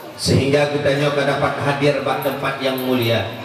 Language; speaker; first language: Indonesian; non-native, local second language; Achinese